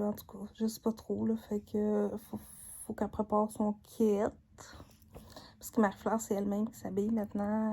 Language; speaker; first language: French; native; French